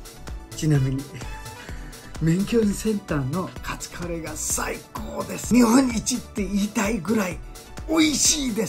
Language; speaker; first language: Japanese; non-native, fluent; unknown